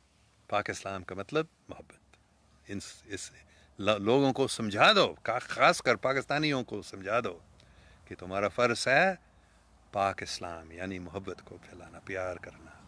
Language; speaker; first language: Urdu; non-native, fluent; English